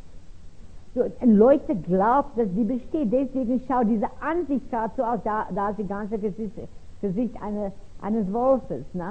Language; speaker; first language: German; non-native, fluent; Afrikaans